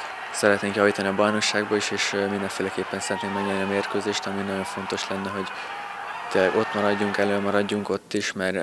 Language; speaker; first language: Hungarian; native; Hungarian